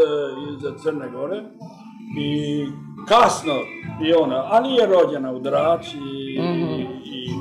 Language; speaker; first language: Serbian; early bilingual, heritage; Serbian